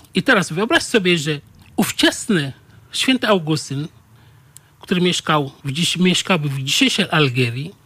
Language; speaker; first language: Polish; non-native, fluent; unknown